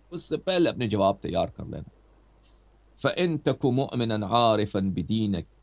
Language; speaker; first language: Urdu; non-native, fluent; Persian